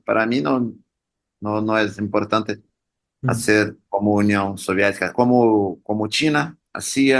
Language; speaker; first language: Spanish; non-native, learner; Portuguese